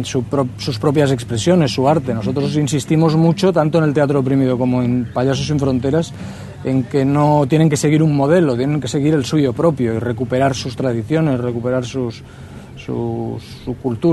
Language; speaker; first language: Spanish; native; Spanish